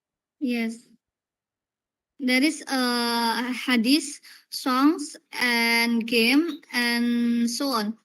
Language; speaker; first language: English; non-native, learner; Indonesian